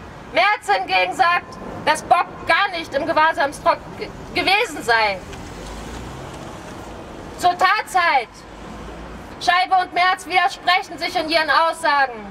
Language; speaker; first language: German; native; German